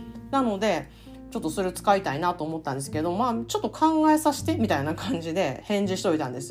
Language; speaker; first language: Japanese; native; Japanese